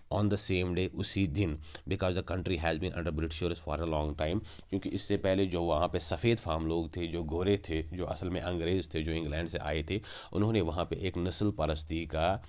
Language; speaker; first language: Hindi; non-native, local second language; Kashmiri